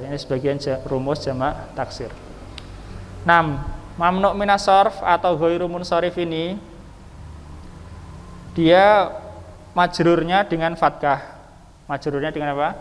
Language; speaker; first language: Indonesian; native; Indonesian